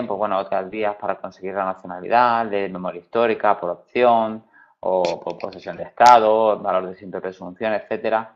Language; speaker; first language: Spanish; native; Spanish